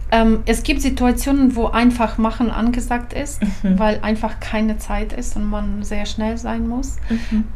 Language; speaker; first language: German; non-native, fluent; Ukrainian